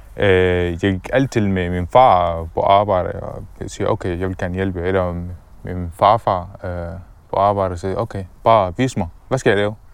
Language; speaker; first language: Danish; non-native, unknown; Arabic